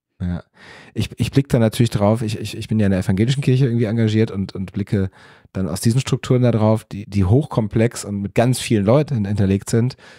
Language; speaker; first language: German; native; German